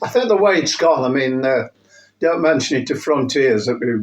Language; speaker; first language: English; native; English